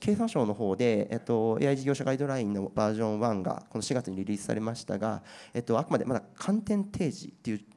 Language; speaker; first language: Japanese; native; Japanese